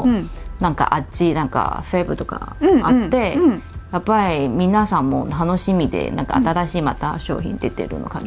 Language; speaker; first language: Japanese; non-native, fluent; Chinese